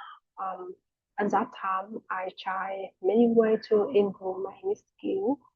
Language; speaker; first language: English; non-native, learner; Vietnamese